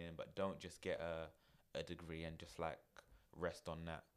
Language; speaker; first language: English; native; English